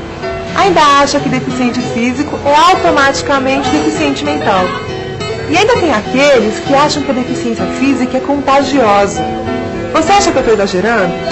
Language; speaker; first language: Portuguese; native; Portuguese